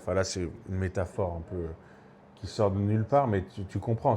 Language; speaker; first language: French; native; French